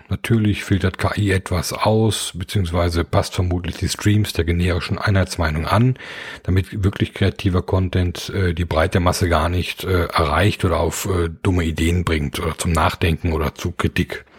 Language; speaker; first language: German; native; German